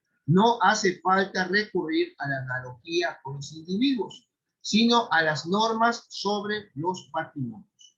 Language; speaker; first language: Spanish; native; Spanish